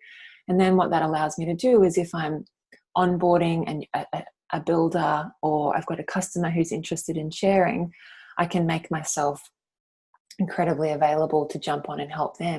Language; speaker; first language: English; native; English